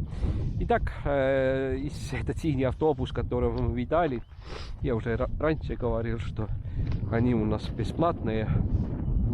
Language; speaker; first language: Russian; non-native, local second language; Estonian